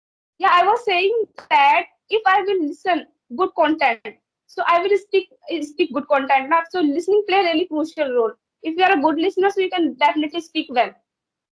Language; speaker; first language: English; non-native, learner; Hindi